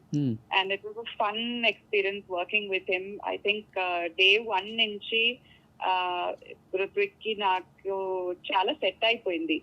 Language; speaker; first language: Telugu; non-native, local second language; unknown